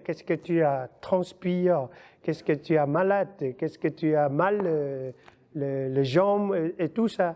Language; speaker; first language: French; non-native, learner; Vietnamese